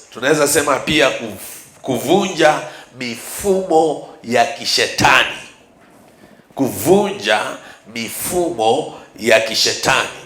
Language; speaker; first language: Swahili; non-native, local second language; Luyia